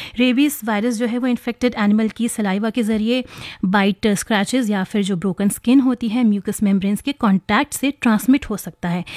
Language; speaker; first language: Hindi; native; Hindi